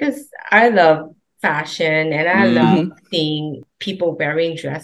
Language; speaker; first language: English; non-native, local second language; Filipino